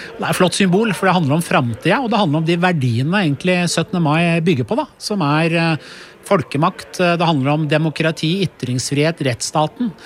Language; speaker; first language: Norwegian; early bilingual, other home language; Persian